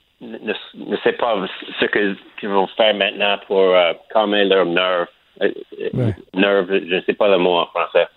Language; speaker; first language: French; non-native, learner; English